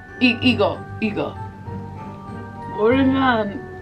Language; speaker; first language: Korean; non-native, fluent; English